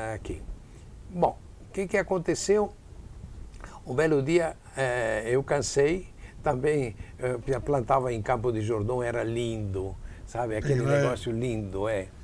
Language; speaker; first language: Portuguese; non-native, fluent; Italian